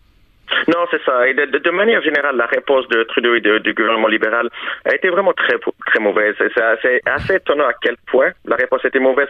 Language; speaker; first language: French; native; French